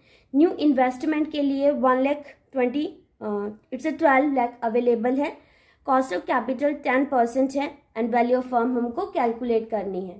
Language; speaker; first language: Hindi; native; Hindi